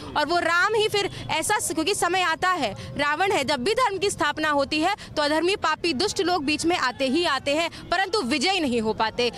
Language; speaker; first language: Hindi; native; Hindi